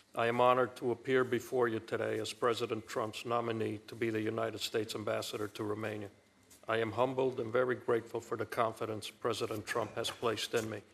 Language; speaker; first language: English; early bilingual, other home language; Romanian